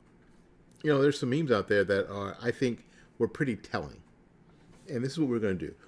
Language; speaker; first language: English; native; English